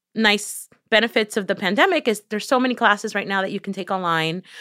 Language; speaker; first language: English; early bilingual, other home language; Spanish